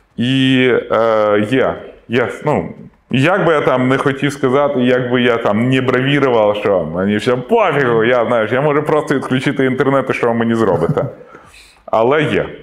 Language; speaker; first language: Ukrainian; non-native, local second language; Russian